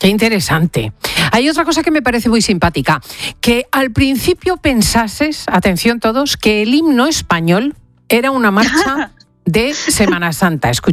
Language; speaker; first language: Spanish; native; Spanish